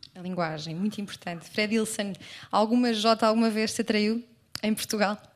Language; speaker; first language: Portuguese; native; Portuguese